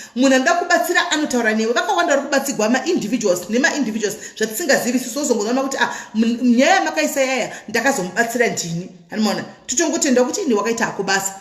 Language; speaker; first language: Shona; native; Shona